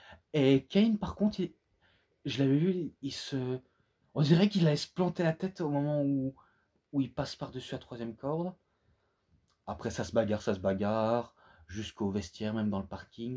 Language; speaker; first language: French; native; French